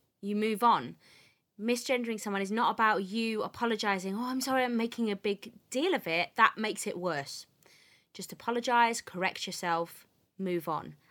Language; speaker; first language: English; native; English